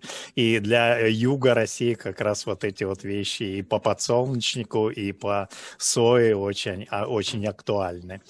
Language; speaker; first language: Russian; native; Russian